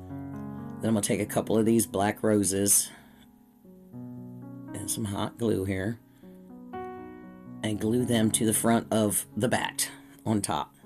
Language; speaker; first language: English; native; English